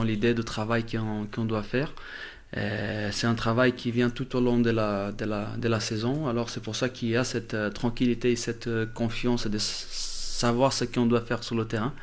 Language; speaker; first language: French; non-native, fluent; Portuguese